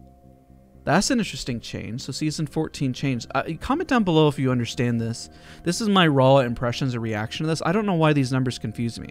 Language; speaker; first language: English; native; English